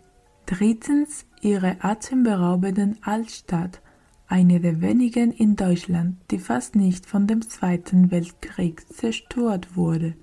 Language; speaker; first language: German; non-native, learner; Spanish